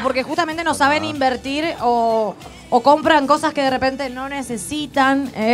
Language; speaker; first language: Spanish; native; Spanish